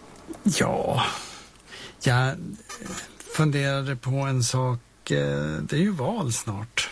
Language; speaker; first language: Swedish; native; Swedish